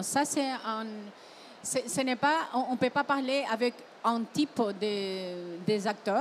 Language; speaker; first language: French; non-native, fluent; Spanish